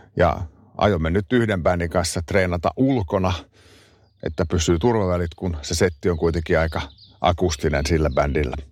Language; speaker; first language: Finnish; non-native, local second language; Swedish